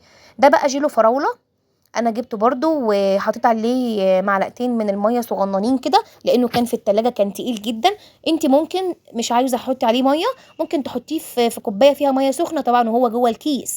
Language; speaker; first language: Arabic; native; Arabic